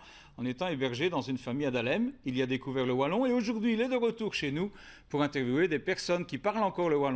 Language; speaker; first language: French; native; French